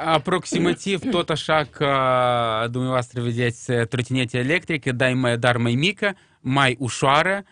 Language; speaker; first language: Romanian; non-native, local second language; Russian